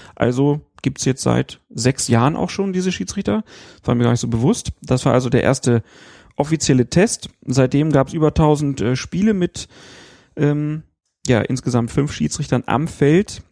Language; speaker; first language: German; native; German